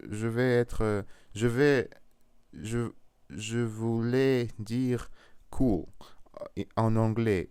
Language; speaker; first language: French; non-native, learner; Russian